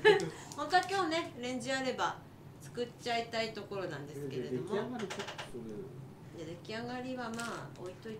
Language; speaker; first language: Japanese; native; Japanese